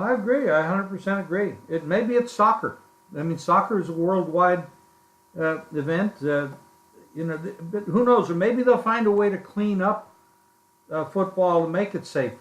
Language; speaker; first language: English; native; English